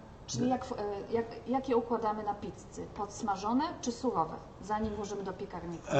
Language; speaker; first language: Polish; native; Polish